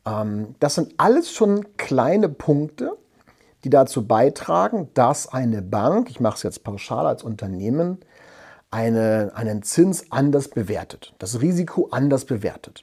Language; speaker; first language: German; native; German